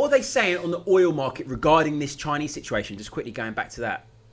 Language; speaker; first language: English; native; English